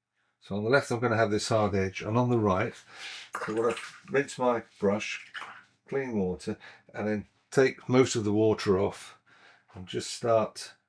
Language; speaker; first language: English; native; English